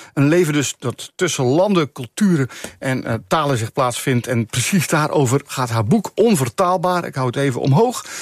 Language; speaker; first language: Dutch; native; Dutch